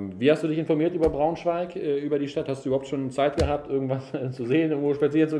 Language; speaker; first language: German; native; German